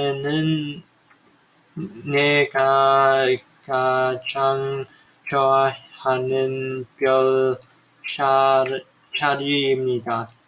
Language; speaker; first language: Korean; non-native, learner; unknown